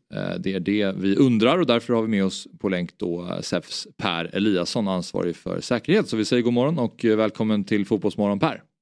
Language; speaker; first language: Swedish; native; Swedish